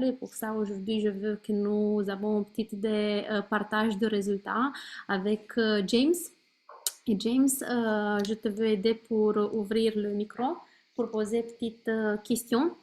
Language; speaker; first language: French; non-native, learner; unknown